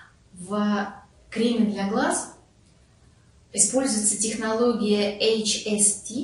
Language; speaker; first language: Russian; native; Russian